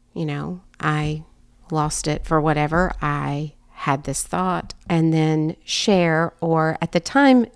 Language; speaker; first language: English; native; English